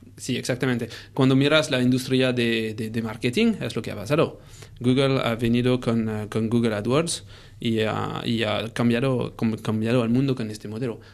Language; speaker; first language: Spanish; non-native, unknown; French